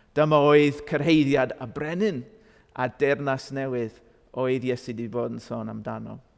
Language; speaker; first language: Welsh; non-native, fluent; English